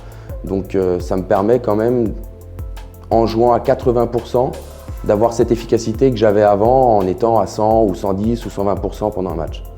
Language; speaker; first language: French; native; French